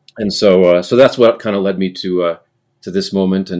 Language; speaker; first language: English; native; English